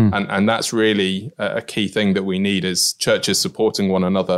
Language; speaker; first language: English; native; English